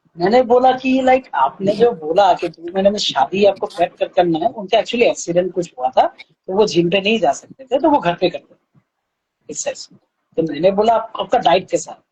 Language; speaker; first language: Hindi; non-native, local second language; Bangla